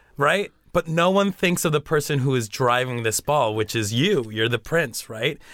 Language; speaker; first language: English; early bilingual, other home language; Spanish